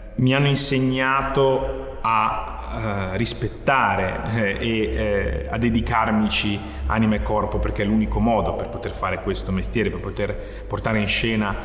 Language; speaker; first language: Italian; native; Italian